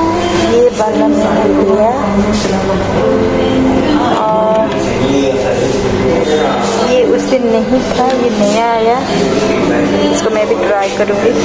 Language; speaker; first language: Hindi; native; Hindi